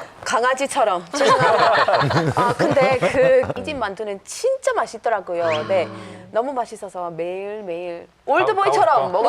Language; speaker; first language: Korean; non-native, fluent; English